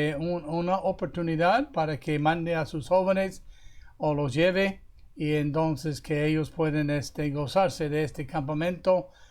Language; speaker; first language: Spanish; non-native, fluent; English